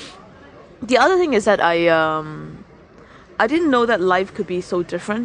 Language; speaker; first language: English; non-native, local second language; Cantonese